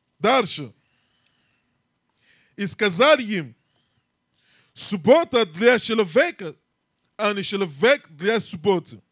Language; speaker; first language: Russian; non-native, learner; English